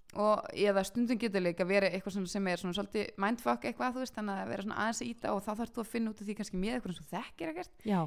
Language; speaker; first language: Icelandic; early bilingual, heritage; Icelandic